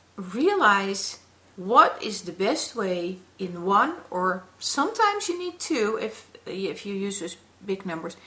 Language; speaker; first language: English; non-native, fluent; Dutch